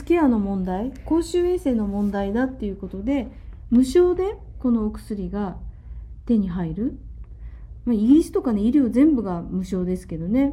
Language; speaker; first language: Japanese; native; Japanese